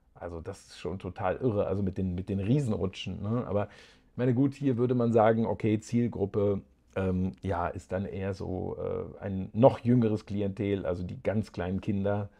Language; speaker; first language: German; native; German